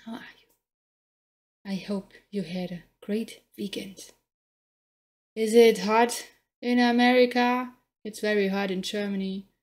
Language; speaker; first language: English; non-native, fluent; German